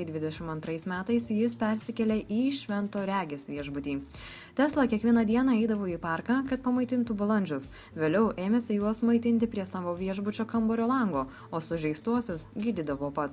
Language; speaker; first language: Lithuanian; native; Lithuanian